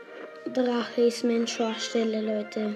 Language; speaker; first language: German; non-native, local second language; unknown